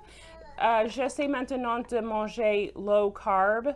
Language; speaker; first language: French; non-native, fluent; English